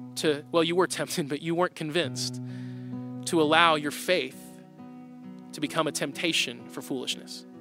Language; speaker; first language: English; native; English